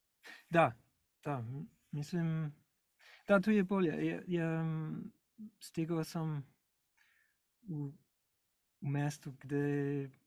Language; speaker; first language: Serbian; non-native, learner; English